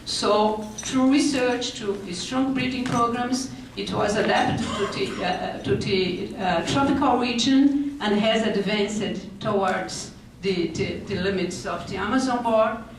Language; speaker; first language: English; non-native, fluent; Portuguese